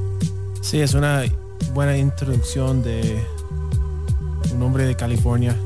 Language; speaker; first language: Spanish; non-native, learner; English